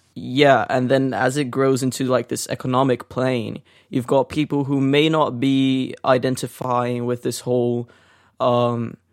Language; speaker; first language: English; non-native, fluent; Portuguese